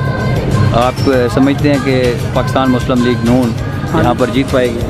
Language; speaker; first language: Urdu; native; Urdu